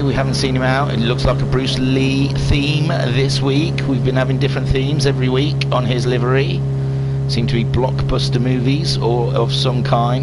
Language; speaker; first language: English; native; English